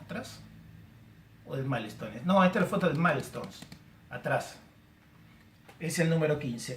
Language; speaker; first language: Spanish; native; Spanish